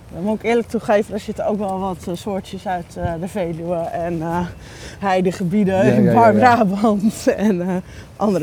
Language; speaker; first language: Dutch; native; Dutch